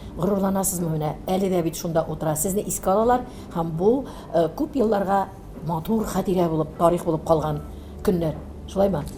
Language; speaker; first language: Tatar; native; Tatar